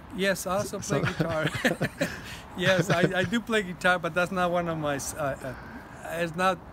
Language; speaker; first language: English; non-native, fluent; Spanish